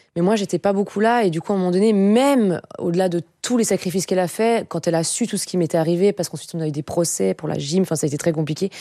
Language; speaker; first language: French; native; French